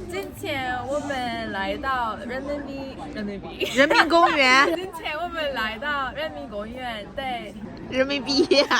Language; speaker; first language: Chinese; non-native, learner; English